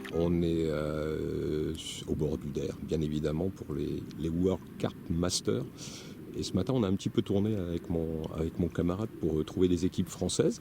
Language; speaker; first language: French; native; French